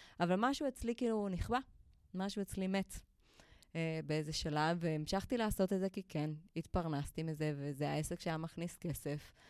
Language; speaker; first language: Hebrew; non-native, fluent; Spanish